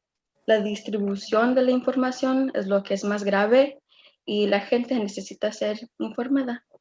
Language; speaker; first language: Spanish; early bilingual, other home language; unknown